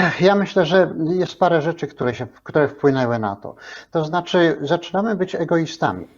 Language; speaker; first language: Polish; native; Polish